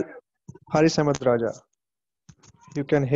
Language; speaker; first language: English; non-native, local second language; Urdu